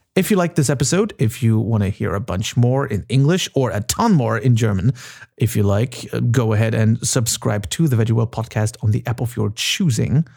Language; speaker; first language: English; non-native, fluent; German